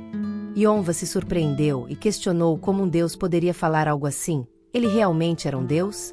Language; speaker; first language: Portuguese; native; Portuguese